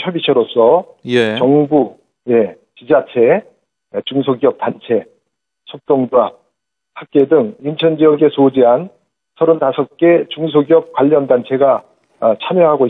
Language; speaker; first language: Korean; native; Korean